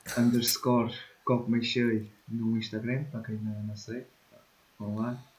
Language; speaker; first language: Portuguese; native; Portuguese